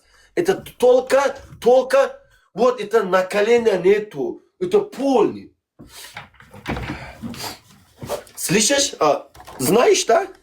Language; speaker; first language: Russian; non-native, learner; Turkmen